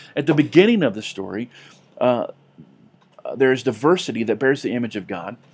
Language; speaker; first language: English; native; English